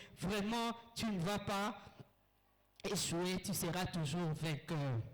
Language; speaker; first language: French; non-native, local second language; Lingala